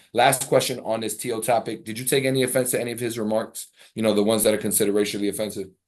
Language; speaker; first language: English; native; English